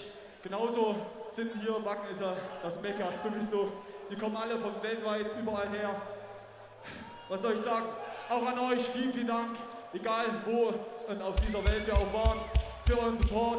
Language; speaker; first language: German; native; German